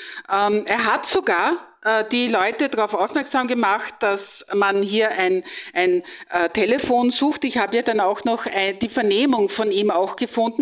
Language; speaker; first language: German; native; German